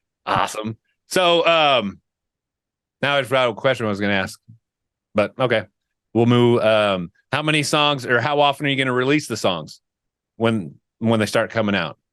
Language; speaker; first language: English; native; English